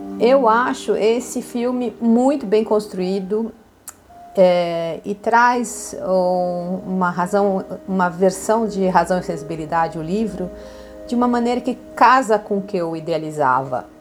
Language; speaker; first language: Portuguese; native; Portuguese